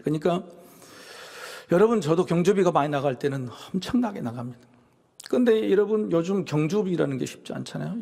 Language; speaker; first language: Korean; native; Korean